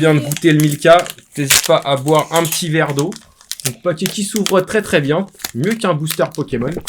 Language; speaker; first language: French; native; French